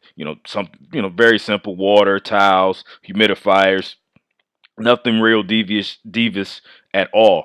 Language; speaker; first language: English; native; English